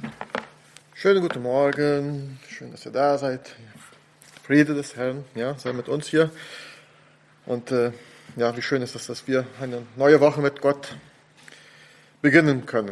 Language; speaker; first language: German; non-native, fluent; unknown